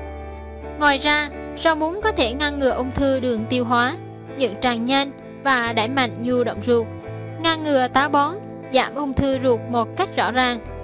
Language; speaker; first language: Vietnamese; native; Vietnamese